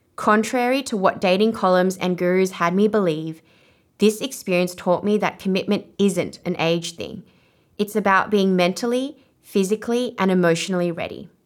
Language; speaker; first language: English; non-native, local second language; Vietnamese